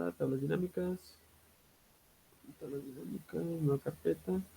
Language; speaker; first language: Spanish; native; Spanish